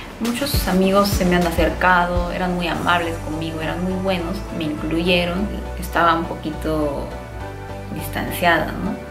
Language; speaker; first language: Spanish; early bilingual, heritage; Korean